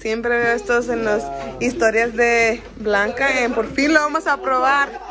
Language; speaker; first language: Spanish; early bilingual, heritage; Spanish